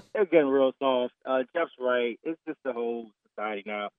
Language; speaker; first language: English; native; English